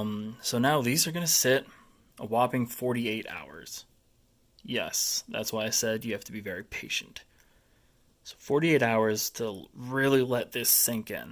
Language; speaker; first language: English; native; English